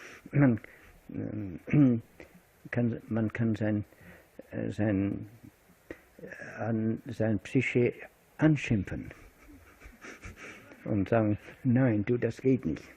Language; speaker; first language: German; non-native, fluent; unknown